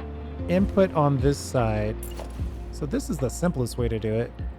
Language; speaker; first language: English; native; English